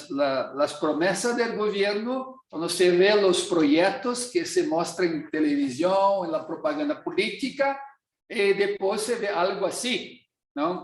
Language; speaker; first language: Spanish; non-native, learner; Portuguese